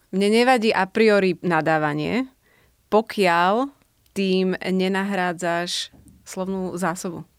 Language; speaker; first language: Slovak; native; Slovak